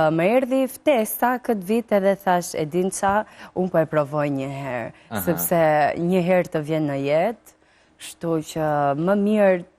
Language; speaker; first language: Albanian; early bilingual, heritage; Albanian